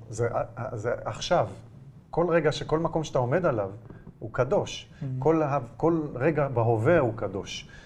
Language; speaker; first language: Hebrew; native; Hebrew